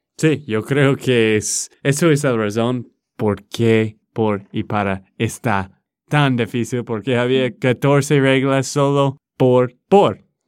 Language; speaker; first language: Spanish; non-native, fluent; English